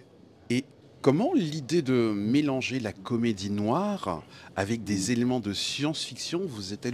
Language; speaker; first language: French; native; French